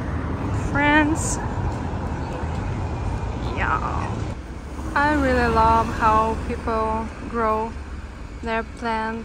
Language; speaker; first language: English; non-native, learner; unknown